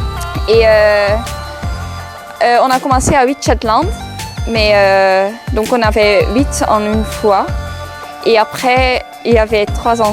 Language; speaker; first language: French; non-native, local second language; Dutch